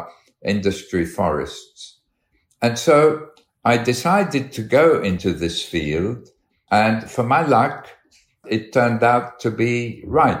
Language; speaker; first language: English; early bilingual, other home language; Arabic